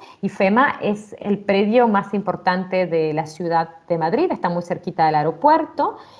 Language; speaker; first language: Spanish; native; Spanish